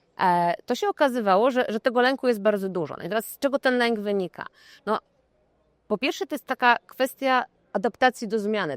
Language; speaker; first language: Polish; native; Polish